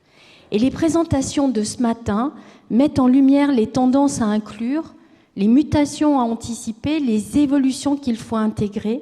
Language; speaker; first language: French; native; French